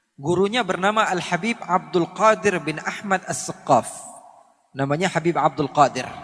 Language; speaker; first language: Indonesian; native; Indonesian